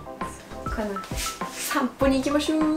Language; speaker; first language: Japanese; non-native, fluent; English